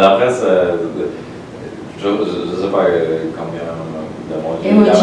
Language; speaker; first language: French; non-native, learner; Polish